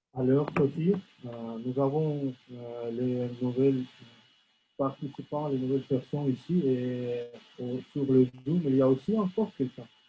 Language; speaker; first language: French; non-native, learner; Russian